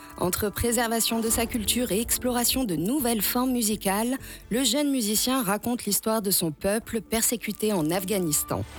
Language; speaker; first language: French; native; French